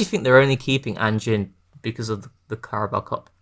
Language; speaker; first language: English; native; English